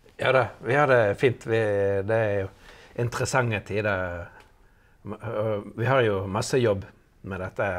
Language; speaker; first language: Norwegian; native; Norwegian